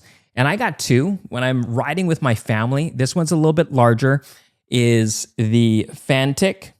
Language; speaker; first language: English; native; English